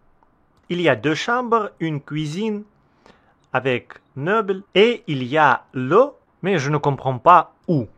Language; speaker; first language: French; non-native, learner; Russian